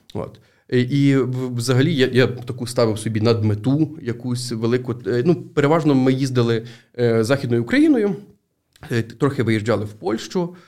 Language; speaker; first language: Ukrainian; native; Ukrainian